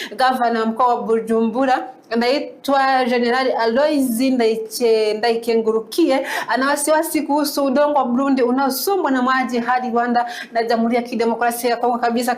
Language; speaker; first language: Swahili; non-native, local second language; Kinyarwanda